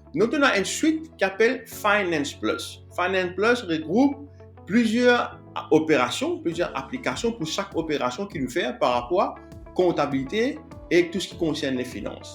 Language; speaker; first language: French; non-native, local second language; Morisyen